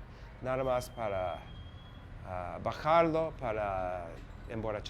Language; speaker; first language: Spanish; non-native, fluent; English